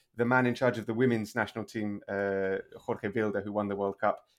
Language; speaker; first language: English; native; English